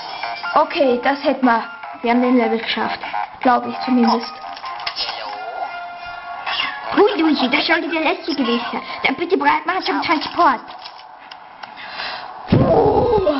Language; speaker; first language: German; native; German